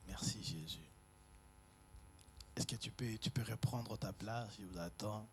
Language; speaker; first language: French; non-native, local second language; Lingala